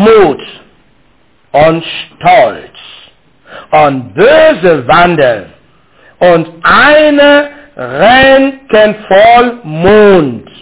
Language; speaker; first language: German; non-native, learner; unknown